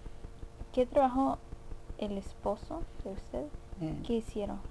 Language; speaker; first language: Spanish; early bilingual, heritage; Spanish